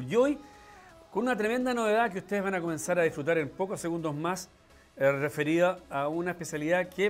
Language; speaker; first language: Spanish; native; Spanish